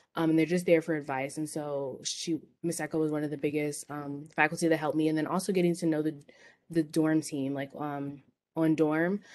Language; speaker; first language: English; native; English